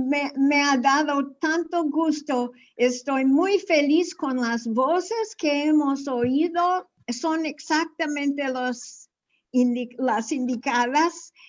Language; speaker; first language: Spanish; non-native, fluent; English